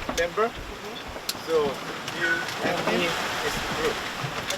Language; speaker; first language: English; non-native, learner; Korean